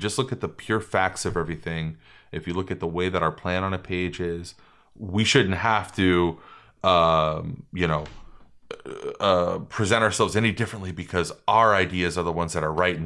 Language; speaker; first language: English; native; English